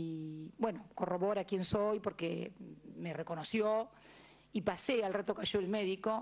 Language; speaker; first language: Spanish; native; Spanish